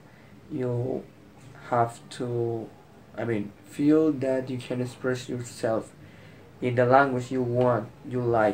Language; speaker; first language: English; non-native, learner; Spanish